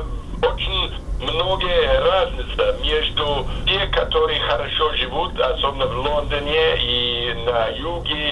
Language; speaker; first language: Russian; non-native, fluent; English